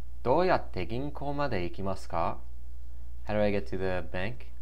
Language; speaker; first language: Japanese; non-native, learner; English